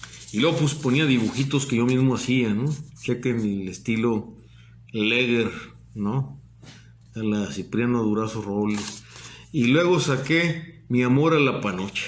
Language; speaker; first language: Spanish; native; Spanish